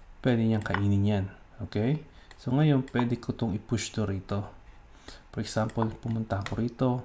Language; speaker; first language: Filipino; native; Filipino